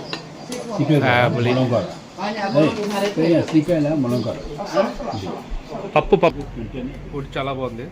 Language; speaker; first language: Telugu; native; Telugu